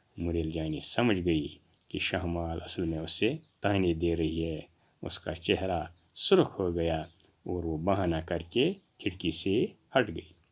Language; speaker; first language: Urdu; non-native, local second language; Kashmiri